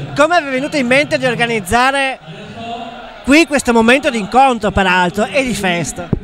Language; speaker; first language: Italian; native; Italian